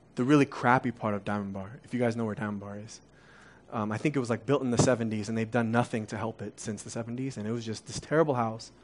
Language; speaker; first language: English; early bilingual, other home language; Korean